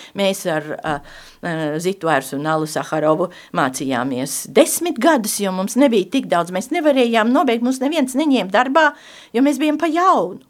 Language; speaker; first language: Latvian; native; Latvian